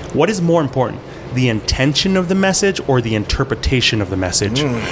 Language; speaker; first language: English; early bilingual, other home language; Hmong